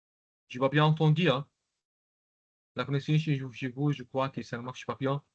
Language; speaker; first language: French; non-native, local second language; Arabic